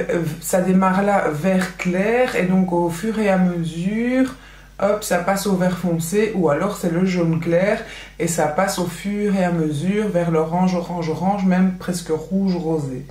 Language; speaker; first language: French; native; French